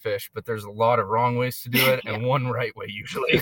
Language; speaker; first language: English; native; English